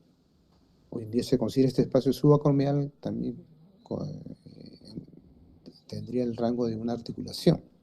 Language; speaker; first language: Spanish; native; Spanish